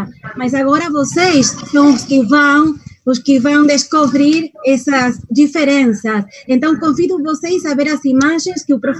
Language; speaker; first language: Portuguese; non-native, fluent; Spanish